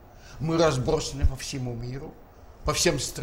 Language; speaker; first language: Russian; native; Russian